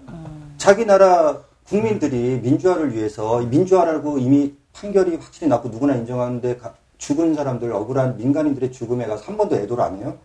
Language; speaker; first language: Korean; native; Korean